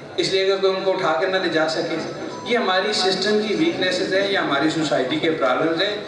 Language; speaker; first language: Urdu; non-native, local second language; Punjabi